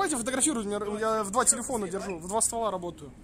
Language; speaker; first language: Russian; native; Russian